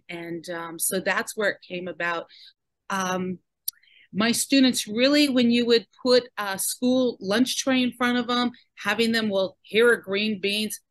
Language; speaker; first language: English; native; English